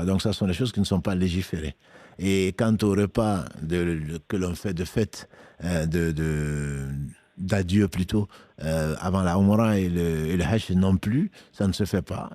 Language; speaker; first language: French; native; French